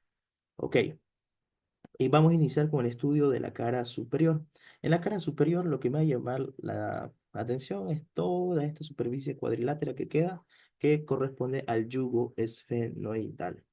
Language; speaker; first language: Spanish; native; Spanish